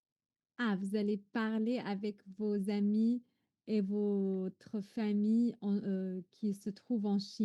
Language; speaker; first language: French; non-native, fluent; Arabic